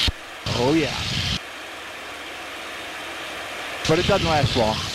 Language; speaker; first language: English; native; English